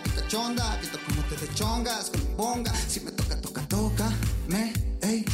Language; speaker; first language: Spanish; native; Spanish